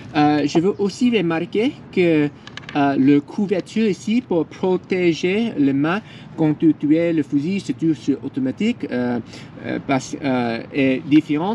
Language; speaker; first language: French; non-native, learner; English